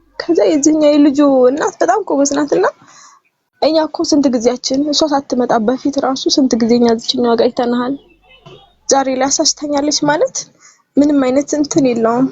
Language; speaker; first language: Amharic; native; Amharic